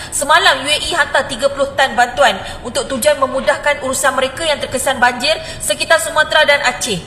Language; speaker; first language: Malay; native; Malay